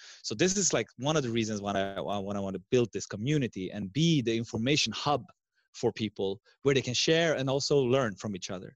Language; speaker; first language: English; non-native, fluent; Swedish